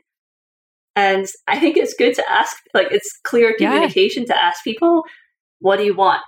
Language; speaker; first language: English; native; English